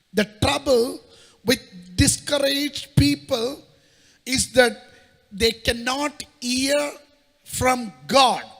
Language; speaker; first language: English; non-native, local second language; Kannada